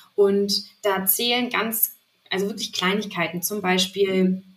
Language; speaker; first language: German; native; German